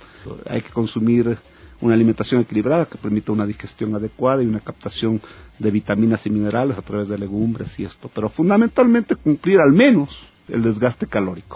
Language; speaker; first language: Spanish; native; Spanish